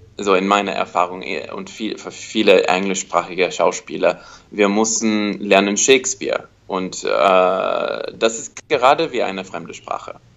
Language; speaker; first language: German; non-native, learner; English